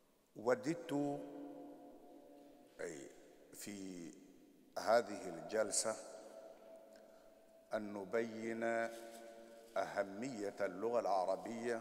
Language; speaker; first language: Arabic; non-native, fluent; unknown